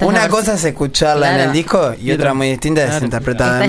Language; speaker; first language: Spanish; native; Spanish